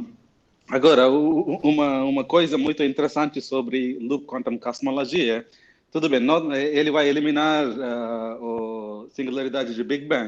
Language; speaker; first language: Portuguese; non-native, fluent; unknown